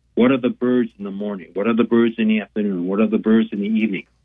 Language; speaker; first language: English; non-native, fluent; Spanish